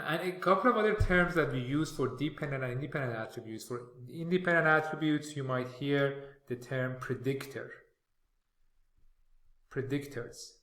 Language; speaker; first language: English; non-native, fluent; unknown